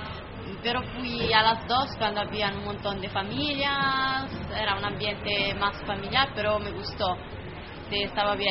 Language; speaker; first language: Spanish; non-native, fluent; Italian